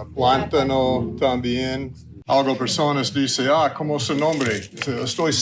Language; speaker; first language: Spanish; non-native, learner; English